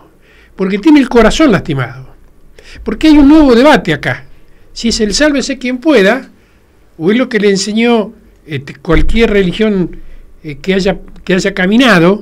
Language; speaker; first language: Spanish; native; Spanish